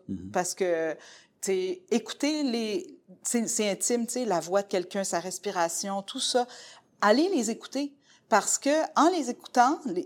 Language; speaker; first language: French; native; French